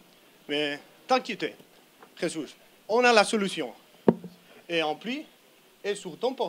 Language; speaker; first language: French; non-native, learner; Spanish